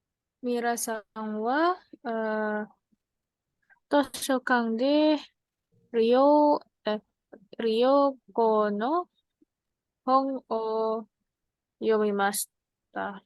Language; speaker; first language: Japanese; non-native, learner; Indonesian